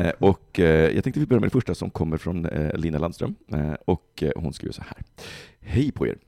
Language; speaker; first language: Swedish; native; Swedish